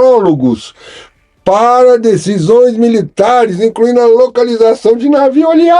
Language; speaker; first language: Portuguese; native; Portuguese